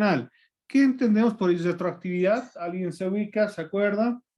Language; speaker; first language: Spanish; native; Spanish